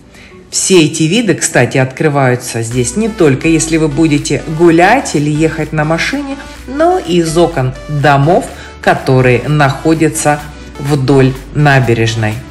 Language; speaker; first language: Russian; native; Russian